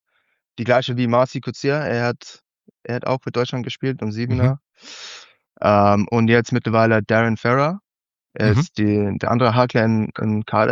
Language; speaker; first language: German; non-native, learner; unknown